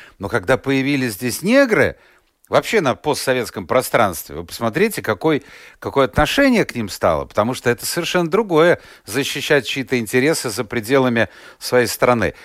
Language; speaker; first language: Russian; native; Russian